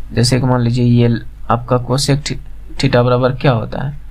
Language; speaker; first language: Hindi; native; Hindi